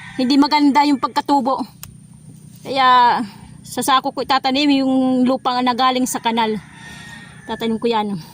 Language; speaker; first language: Filipino; non-native, local second language; Waray